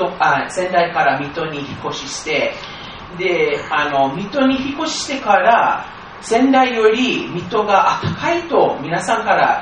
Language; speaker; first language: Japanese; non-native, fluent; English